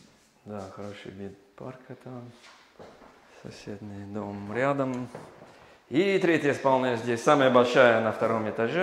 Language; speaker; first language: Russian; non-native, learner; English